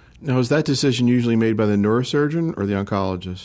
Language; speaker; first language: English; native; English